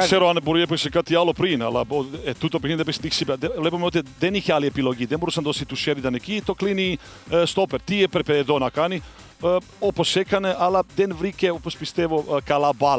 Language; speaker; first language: Greek; non-native, fluent; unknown